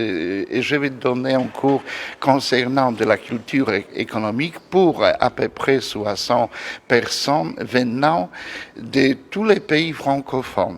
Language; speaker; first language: French; non-native, fluent; Polish